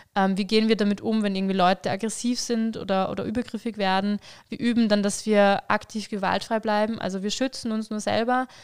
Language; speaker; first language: German; native; German